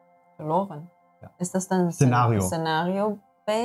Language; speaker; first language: German; non-native, learner; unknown